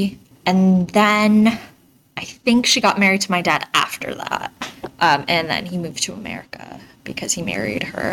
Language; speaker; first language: English; early bilingual, other home language; Bangla